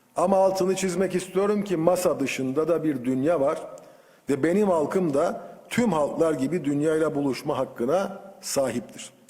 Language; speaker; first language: Turkish; native; Turkish